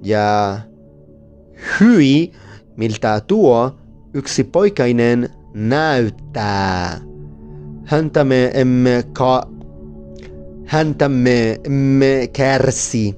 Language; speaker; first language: Finnish; non-native, learner; Spanish